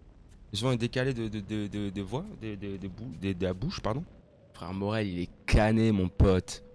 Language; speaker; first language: French; native; French